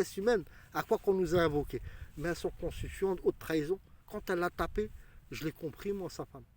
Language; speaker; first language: French; early bilingual, other home language; Arabic